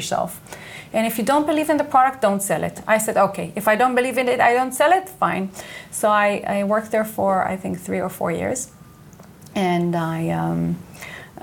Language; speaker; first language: English; non-native, fluent; Hebrew